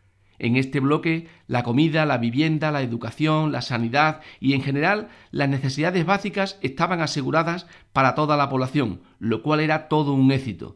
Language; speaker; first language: Spanish; native; Spanish